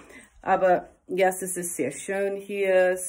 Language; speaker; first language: German; non-native, learner; English